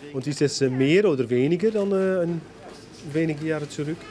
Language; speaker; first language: German; non-native, learner; Western Frisian